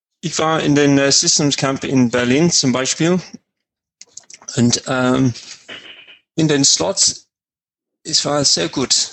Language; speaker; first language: German; non-native, fluent; English